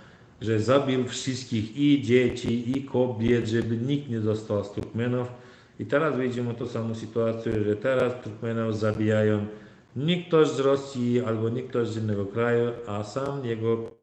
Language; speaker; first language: Polish; non-native, learner; Turkmen